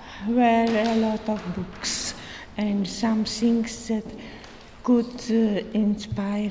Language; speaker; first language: English; non-native, learner; Czech